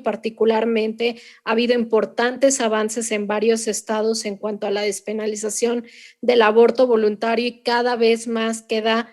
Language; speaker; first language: Spanish; native; Spanish